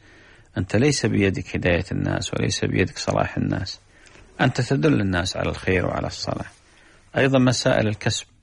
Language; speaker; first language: Arabic; native; Arabic